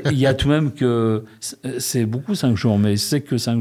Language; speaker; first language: French; native; French